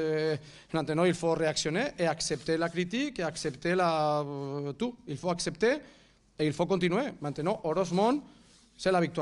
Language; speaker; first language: French; non-native, fluent; Catalan